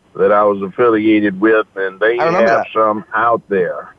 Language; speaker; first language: English; native; English